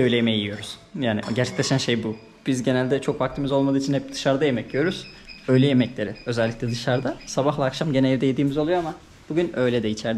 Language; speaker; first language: Turkish; native; Turkish